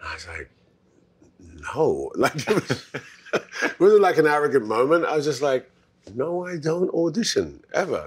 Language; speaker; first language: English; native; English